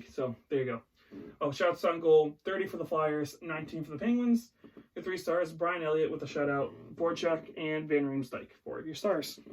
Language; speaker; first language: English; native; English